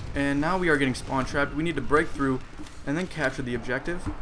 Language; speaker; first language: English; native; English